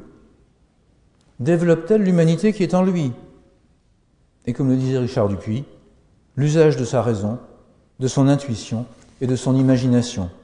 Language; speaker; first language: French; native; French